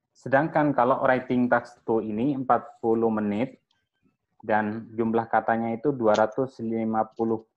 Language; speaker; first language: Indonesian; non-native, local second language; Madurese